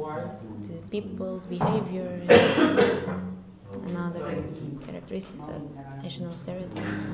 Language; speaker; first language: English; non-native, learner; Portuguese